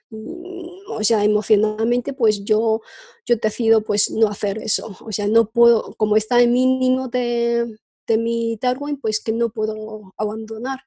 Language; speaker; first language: Spanish; non-native, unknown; Chinese